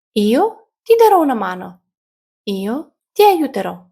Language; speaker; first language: Italian; non-native, fluent; Ukrainian